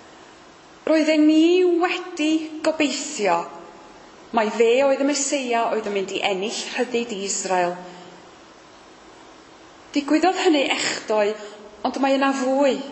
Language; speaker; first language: Welsh; native; Welsh